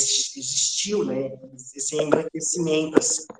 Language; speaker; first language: Portuguese; native; Portuguese